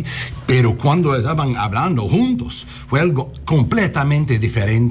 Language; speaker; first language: Spanish; non-native, learner; English